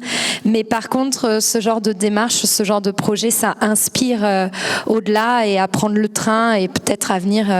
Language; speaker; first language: French; native; French